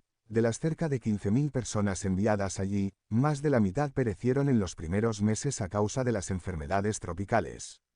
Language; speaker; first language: Spanish; native; Spanish